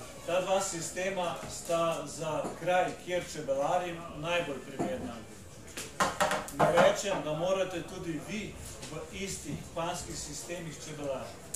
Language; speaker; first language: Slovenian; native; Slovenian